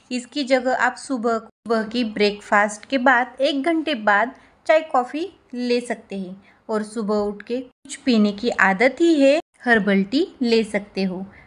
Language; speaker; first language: Hindi; non-native, local second language; Marathi